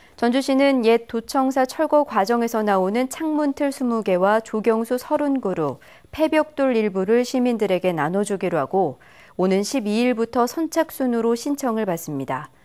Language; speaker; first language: Korean; native; Korean